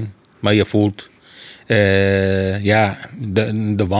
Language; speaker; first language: Dutch; non-native, fluent; Persian